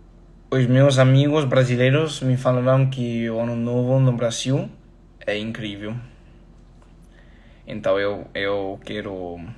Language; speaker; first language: Portuguese; non-native, learner; English